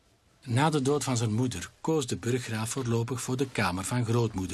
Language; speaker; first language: Dutch; native; Dutch